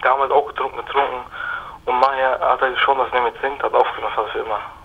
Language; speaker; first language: German; non-native, local second language; Turkish